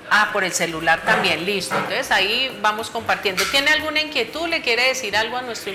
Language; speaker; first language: Spanish; native; Spanish